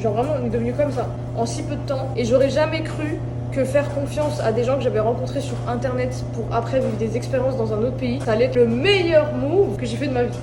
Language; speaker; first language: French; native; French